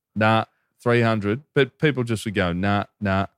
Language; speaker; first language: English; native; English